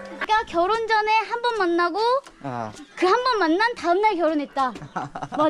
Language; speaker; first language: Korean; native; Korean